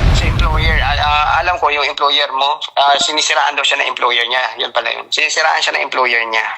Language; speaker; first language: Filipino; non-native, local second language; Hiligaynon